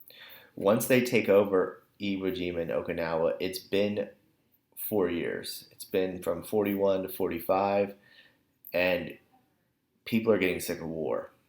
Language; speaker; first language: English; native; English